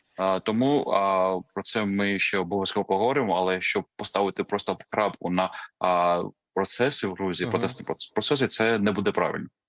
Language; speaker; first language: Ukrainian; non-native, fluent; Georgian